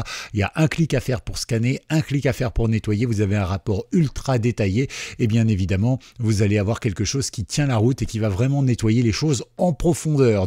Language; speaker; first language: French; native; French